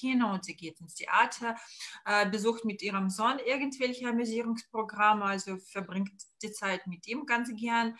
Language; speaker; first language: German; non-native, fluent; Russian